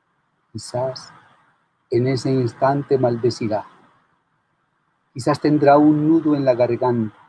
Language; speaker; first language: Spanish; native; Spanish